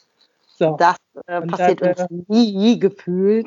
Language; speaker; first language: German; native; German